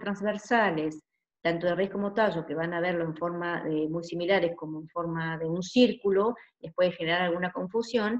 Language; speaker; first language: Spanish; native; Spanish